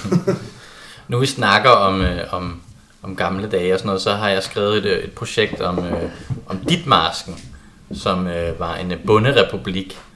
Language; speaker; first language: Danish; native; Danish